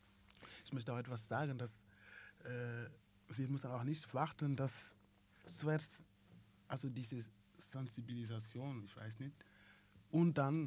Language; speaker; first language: German; non-native, learner; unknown